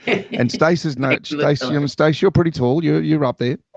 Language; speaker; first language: English; native; English